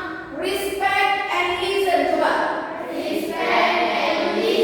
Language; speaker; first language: English; non-native, fluent; Indonesian